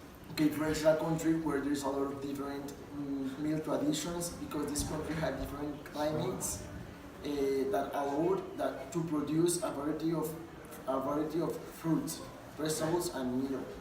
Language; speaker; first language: English; non-native, learner; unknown